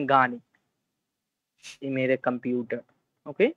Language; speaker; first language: German; non-native, learner; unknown